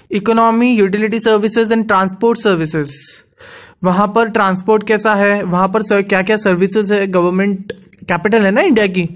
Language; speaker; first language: Hindi; non-native, local second language; Gujarati